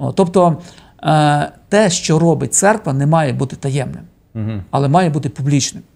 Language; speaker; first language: Ukrainian; native; Ukrainian